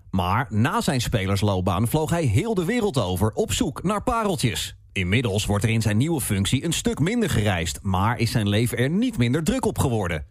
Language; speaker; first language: Dutch; native; Dutch